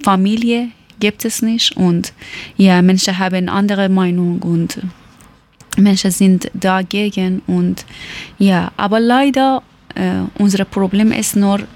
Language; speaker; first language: German; non-native, learner; Persian